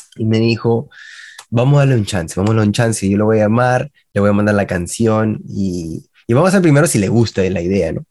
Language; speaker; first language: Spanish; early bilingual, heritage; Spanish